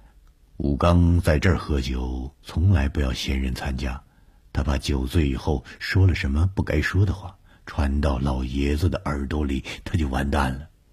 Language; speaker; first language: Chinese; native; Chinese